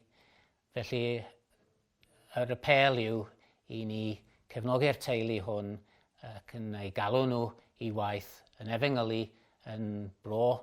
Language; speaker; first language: Welsh; native; Welsh